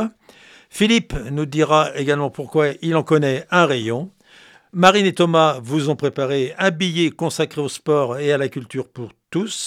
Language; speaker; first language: French; native; French